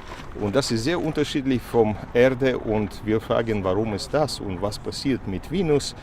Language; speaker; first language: German; non-native, learner; Russian